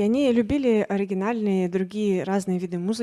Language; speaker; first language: Russian; native; Russian